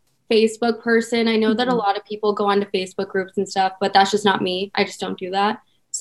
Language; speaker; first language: English; native; English